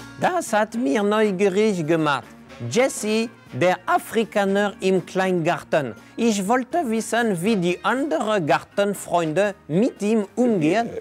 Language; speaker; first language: German; non-native, fluent; French